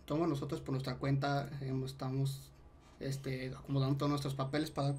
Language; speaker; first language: Spanish; native; Spanish